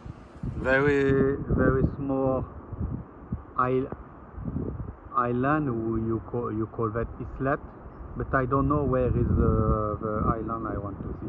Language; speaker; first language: English; non-native, learner; French